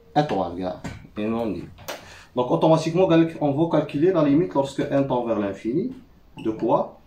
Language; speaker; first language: French; non-native, local second language; Arabic